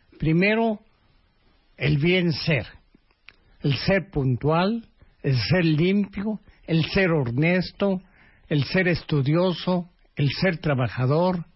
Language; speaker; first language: Spanish; early bilingual, other home language; Japanese